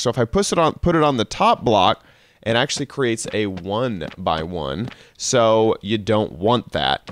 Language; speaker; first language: English; native; English